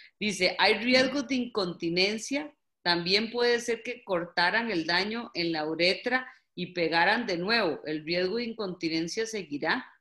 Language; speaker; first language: Spanish; native; Spanish